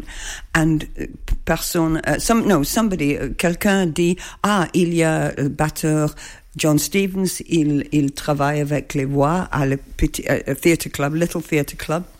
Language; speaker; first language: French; non-native, learner; English